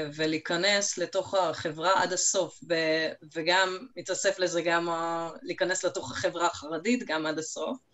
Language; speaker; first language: Hebrew; non-native, fluent; Hungarian